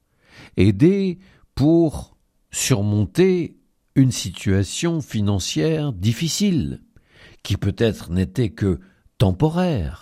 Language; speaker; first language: French; native; French